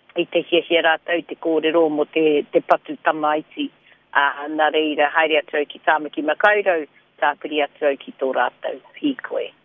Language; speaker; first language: Māori; non-native, local second language; English